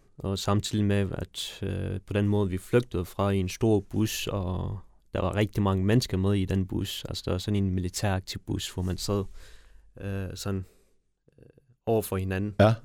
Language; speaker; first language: Danish; early bilingual, other home language; Persian